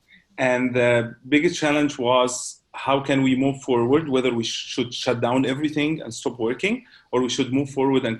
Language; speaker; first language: English; non-native, fluent; Arabic